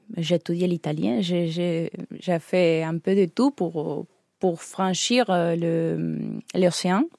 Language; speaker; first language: French; non-native, learner; Spanish